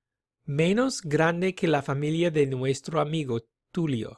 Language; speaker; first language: Spanish; non-native, fluent; English